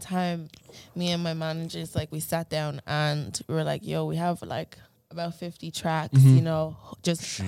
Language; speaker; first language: English; native; English